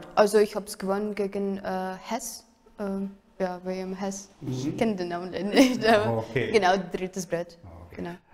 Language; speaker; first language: German; non-native, fluent; Russian